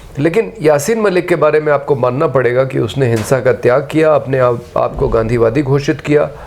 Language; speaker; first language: Hindi; native; Hindi